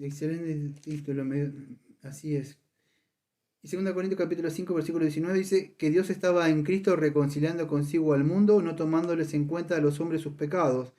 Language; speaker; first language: Spanish; native; Spanish